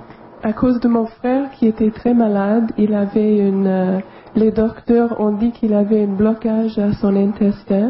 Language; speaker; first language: French; non-native, local second language; English